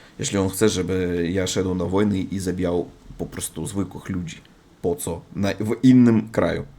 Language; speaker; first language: Polish; non-native, learner; Russian